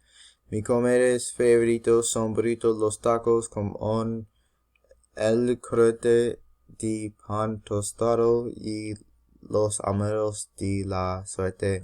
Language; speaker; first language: Spanish; non-native, learner; English